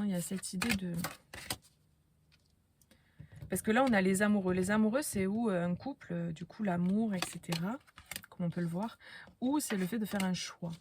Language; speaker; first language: French; native; French